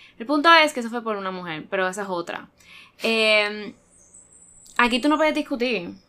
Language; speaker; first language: Spanish; native; Spanish